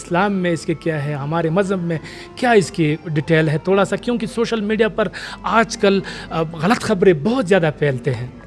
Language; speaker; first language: Urdu; non-native, local second language; Pashto